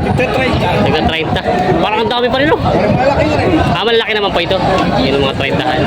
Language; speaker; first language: Filipino; native; Filipino